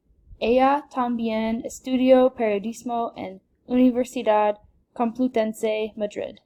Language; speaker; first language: Spanish; non-native, learner; English